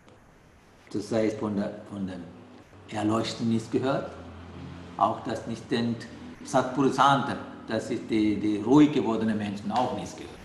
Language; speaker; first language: German; non-native, learner; Sinhala